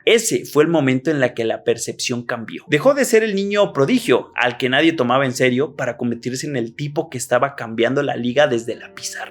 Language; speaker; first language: Spanish; native; Spanish